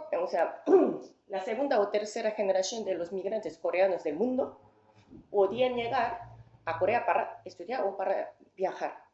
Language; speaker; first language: Spanish; non-native, fluent; Korean